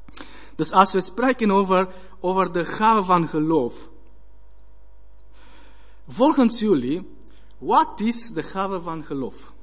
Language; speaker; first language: Dutch; non-native, learner; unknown